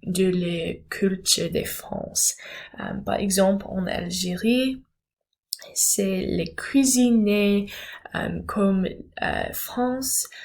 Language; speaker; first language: French; non-native, learner; English